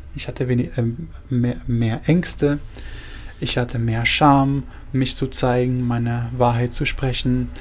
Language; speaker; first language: German; early bilingual, other home language; Spanish